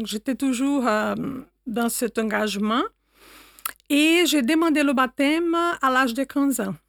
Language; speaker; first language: French; non-native, fluent; Portuguese